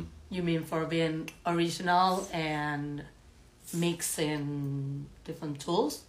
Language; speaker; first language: English; non-native, fluent; Spanish